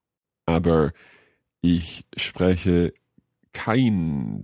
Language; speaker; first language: German; non-native, learner; English